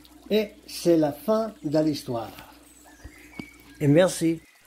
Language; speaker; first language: French; non-native, learner; English